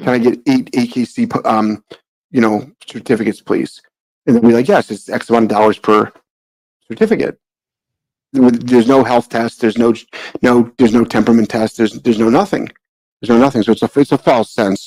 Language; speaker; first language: English; native; English